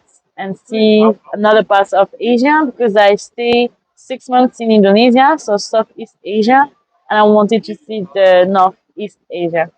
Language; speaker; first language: English; non-native, fluent; French